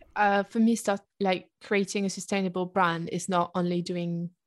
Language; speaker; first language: English; non-native, fluent; French